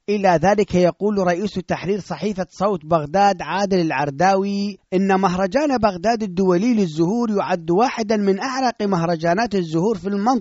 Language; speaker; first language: Arabic; native; Arabic